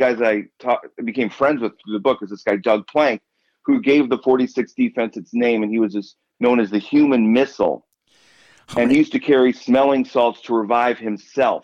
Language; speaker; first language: English; native; English